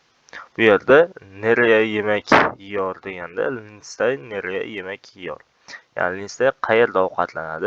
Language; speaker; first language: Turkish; non-native, fluent; Uzbek